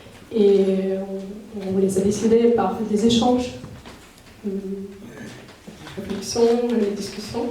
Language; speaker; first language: French; non-native, fluent; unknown